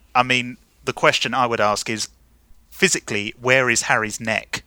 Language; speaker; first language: English; native; English